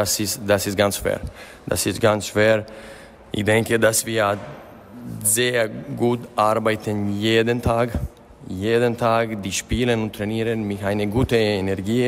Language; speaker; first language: German; non-native, fluent; Serbian